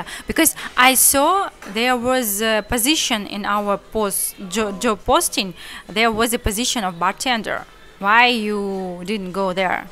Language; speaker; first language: English; non-native, learner; Russian